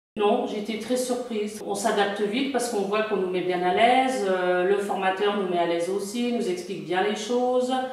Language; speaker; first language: French; native; French